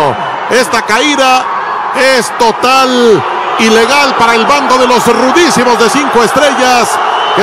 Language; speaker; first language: Spanish; native; Spanish